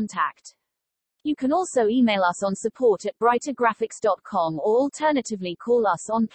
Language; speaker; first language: English; native; English